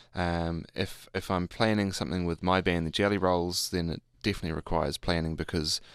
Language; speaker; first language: English; native; English